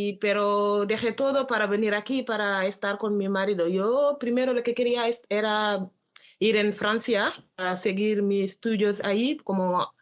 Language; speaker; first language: Spanish; non-native, learner; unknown